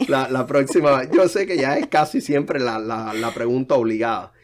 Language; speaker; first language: Spanish; native; Spanish